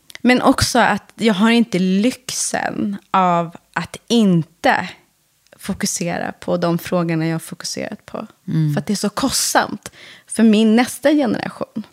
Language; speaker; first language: Swedish; early bilingual, other home language; Persian